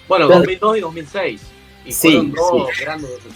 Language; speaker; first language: Spanish; native; Spanish